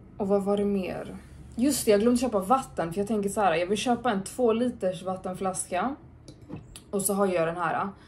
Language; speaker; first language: Swedish; native; Swedish